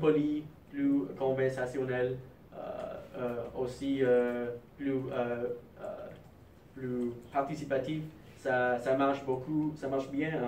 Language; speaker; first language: French; non-native, fluent; English